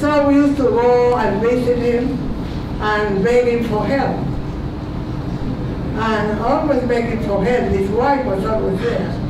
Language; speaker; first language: English; non-native, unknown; Spanish